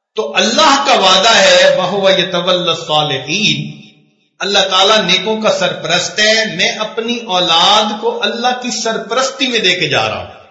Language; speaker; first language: Urdu; non-native, local second language; Punjabi